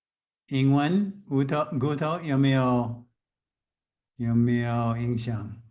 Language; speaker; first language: Chinese; non-native, fluent; English